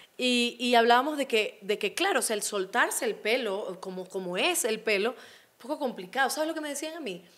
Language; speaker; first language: Spanish; native; Spanish